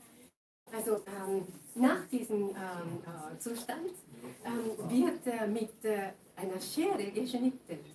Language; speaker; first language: German; non-native, fluent; Japanese